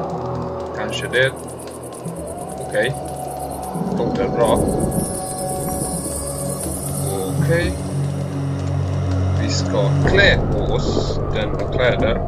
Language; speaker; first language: Swedish; non-native, learner; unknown